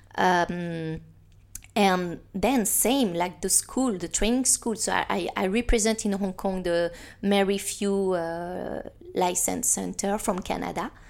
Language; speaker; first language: English; non-native, fluent; French